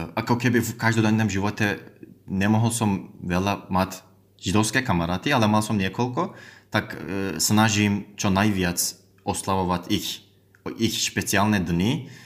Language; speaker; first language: Slovak; non-native, learner; Turkish